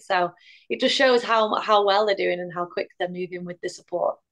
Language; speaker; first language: English; native; English